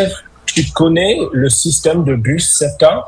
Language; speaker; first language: French; non-native, fluent; English